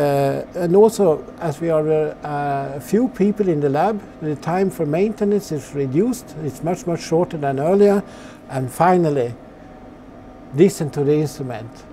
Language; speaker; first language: English; non-native, fluent; Swedish